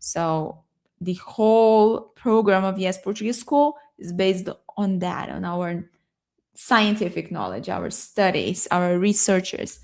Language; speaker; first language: English; non-native, fluent; Portuguese